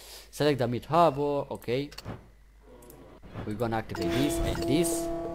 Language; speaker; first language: English; non-native, learner; Romanian